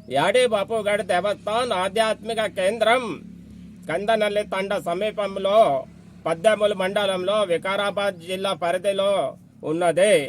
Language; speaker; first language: Telugu; non-native, local second language; Lambadi